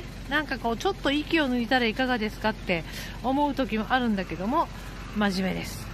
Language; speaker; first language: Japanese; native; Japanese